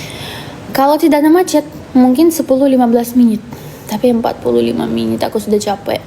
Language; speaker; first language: Indonesian; non-native, fluent; Russian